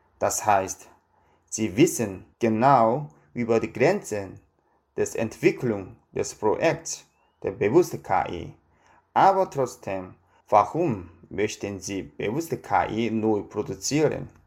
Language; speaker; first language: German; non-native, fluent; Korean